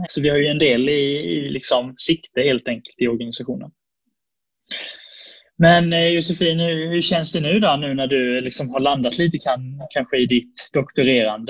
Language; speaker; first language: Swedish; native; Swedish